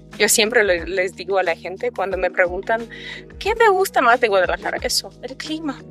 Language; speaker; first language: Spanish; non-native, fluent; Russian